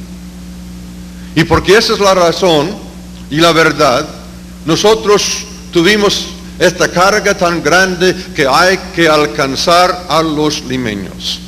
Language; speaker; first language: Spanish; non-native, fluent; English